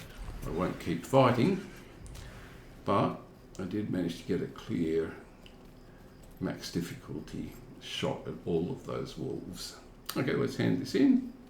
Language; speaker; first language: English; native; English